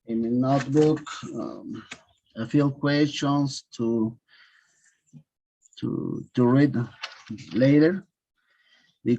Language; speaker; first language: English; non-native, learner; Spanish